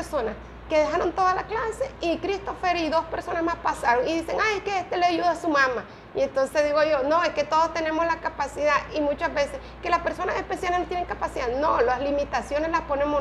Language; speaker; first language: Spanish; native; Spanish